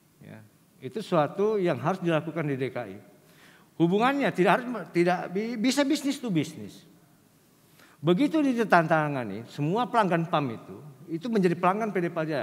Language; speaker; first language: Indonesian; native; Indonesian